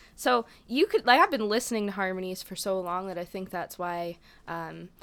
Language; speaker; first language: English; native; English